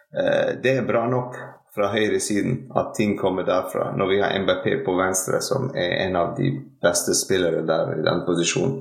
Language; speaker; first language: Norwegian; non-native, fluent; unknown